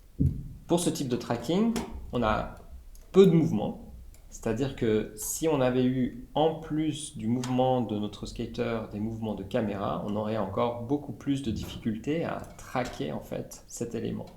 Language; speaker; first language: French; native; French